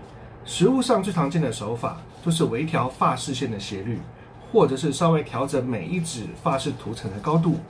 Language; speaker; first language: Chinese; native; Chinese